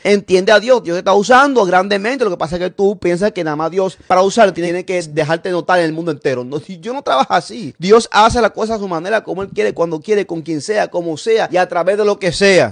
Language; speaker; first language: Spanish; native; Spanish